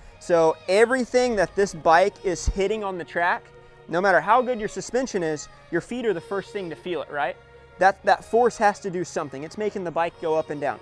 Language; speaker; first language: English; native; English